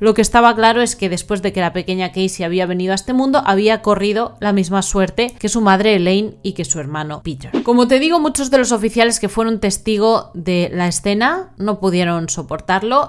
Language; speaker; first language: Spanish; native; Spanish